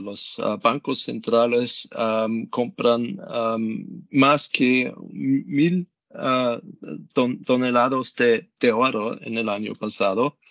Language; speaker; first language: Spanish; non-native, learner; German